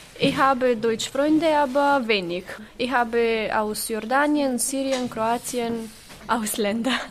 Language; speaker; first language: German; non-native, learner; Macedonian